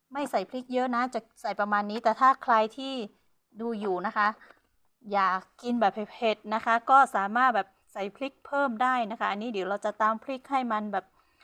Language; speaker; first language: Thai; non-native, local second language; Karen languages